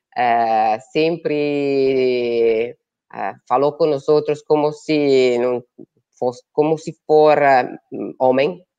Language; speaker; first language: Portuguese; non-native, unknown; Italian